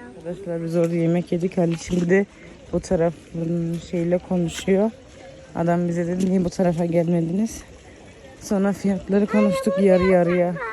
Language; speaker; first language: Turkish; early bilingual, heritage; Turkish